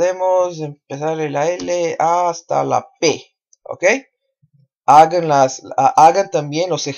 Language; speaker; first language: Spanish; non-native, fluent; Portuguese